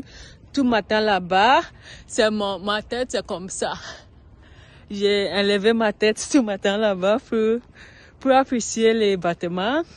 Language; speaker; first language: French; non-native, learner; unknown